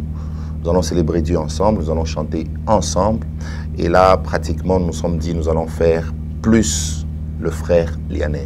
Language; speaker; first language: French; non-native, local second language; Swahili